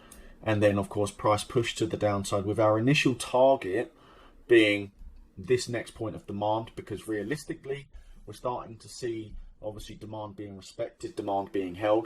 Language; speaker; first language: English; native; English